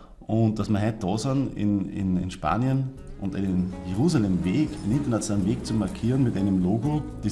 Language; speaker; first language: German; native; German